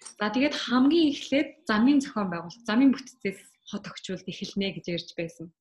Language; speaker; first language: Mongolian; native; Mongolian